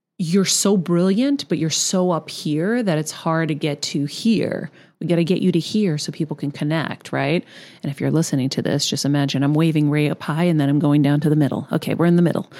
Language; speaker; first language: English; native; English